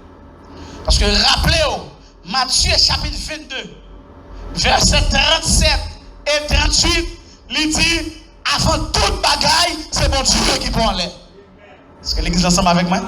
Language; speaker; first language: French; non-native, local second language; Haitian Creole